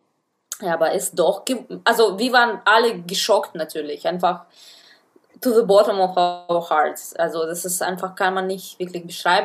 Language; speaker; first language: German; non-native, fluent; Russian